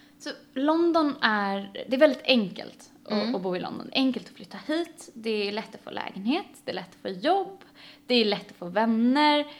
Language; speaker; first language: Swedish; native; Swedish